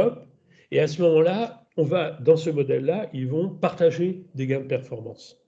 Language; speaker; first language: French; native; French